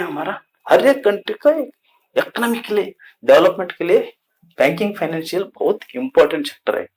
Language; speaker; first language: Hindi; non-native, local second language; Kannada